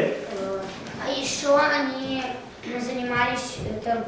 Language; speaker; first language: Russian; native; Russian